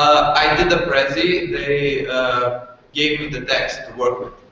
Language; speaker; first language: English; non-native, fluent; Lithuanian